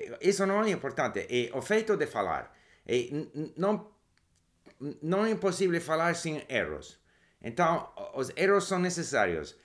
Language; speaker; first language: Portuguese; non-native, learner; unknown